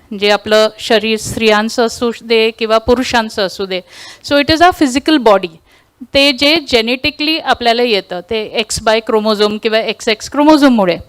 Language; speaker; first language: Marathi; non-native, local second language; Tulu